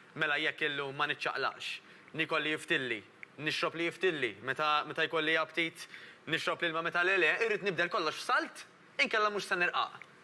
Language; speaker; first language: Maltese; native; Maltese